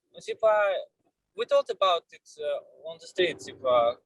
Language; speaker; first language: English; non-native, learner; Russian